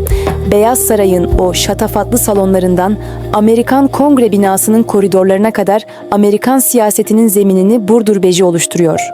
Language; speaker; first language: Turkish; native; Turkish